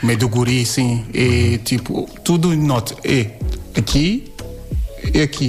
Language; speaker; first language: Portuguese; non-native, learner; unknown